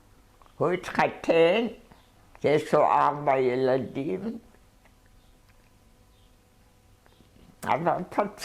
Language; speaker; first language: Hebrew; non-native, fluent; German